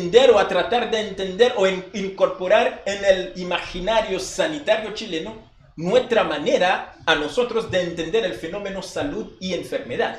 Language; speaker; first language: Spanish; non-native, fluent; Haitian Creole